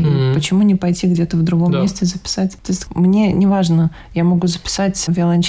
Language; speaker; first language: Russian; native; Russian